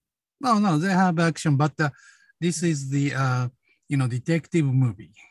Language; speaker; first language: English; non-native, learner; Japanese